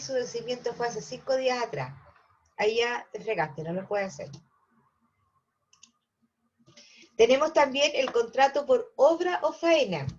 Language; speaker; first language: Spanish; native; Spanish